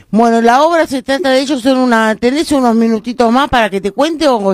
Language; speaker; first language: Spanish; native; Spanish